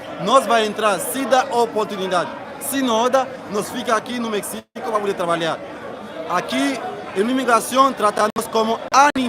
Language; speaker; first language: Portuguese; non-native, learner; Haitian Creole